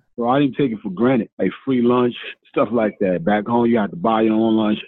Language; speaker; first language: English; non-native, fluent; Spanish